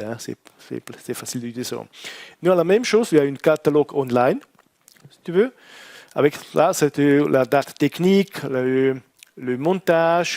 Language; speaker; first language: French; non-native, learner; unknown